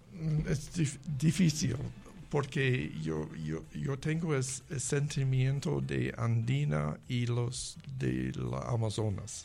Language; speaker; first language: Spanish; non-native, learner; English